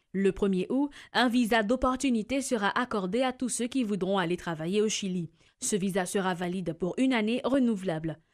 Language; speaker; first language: French; non-native, local second language; Haitian Creole